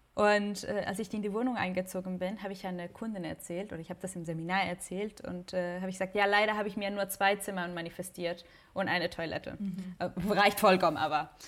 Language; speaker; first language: German; non-native, fluent; Spanish